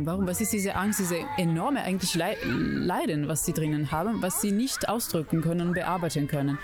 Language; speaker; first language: German; non-native, fluent; Italian